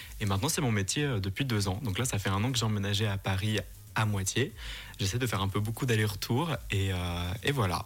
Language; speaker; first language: French; early bilingual, other home language; Persian